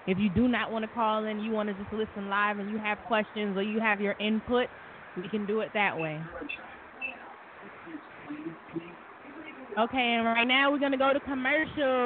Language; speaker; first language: English; native; English